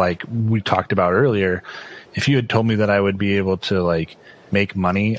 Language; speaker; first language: English; native; English